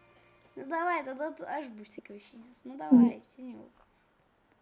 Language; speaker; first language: Lithuanian; native; Lithuanian